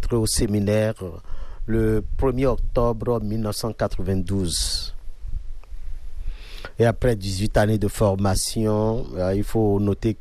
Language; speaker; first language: French; non-native, local second language; Fon